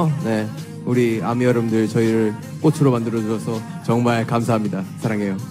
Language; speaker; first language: Korean; native; Korean